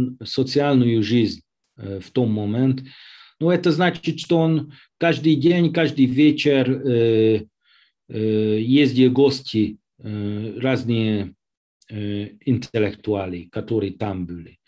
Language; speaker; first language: Russian; non-native, learner; Hungarian